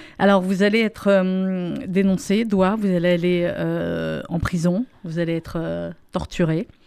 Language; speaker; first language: French; native; French